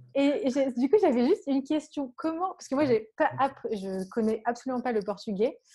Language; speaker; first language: French; native; French